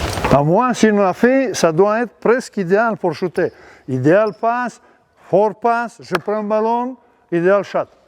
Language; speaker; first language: French; non-native, learner; Serbian